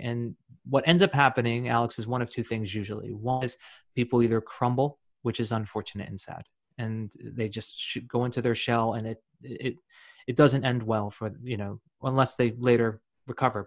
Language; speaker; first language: English; native; English